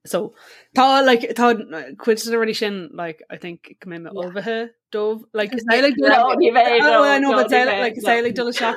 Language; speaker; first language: Irish; non-native, local second language; English